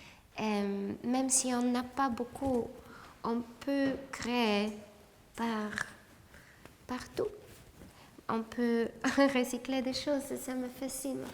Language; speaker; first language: French; non-native, fluent; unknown